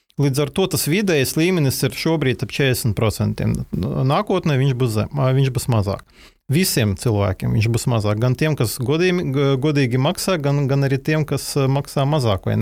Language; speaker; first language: Latvian; non-native, local second language; Russian